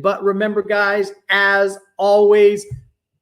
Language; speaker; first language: English; native; English